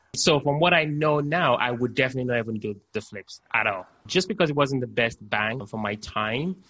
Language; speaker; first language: English; non-native, local second language; Yoruba